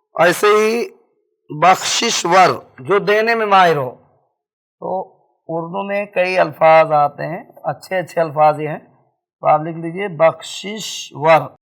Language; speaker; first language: Urdu; native; Urdu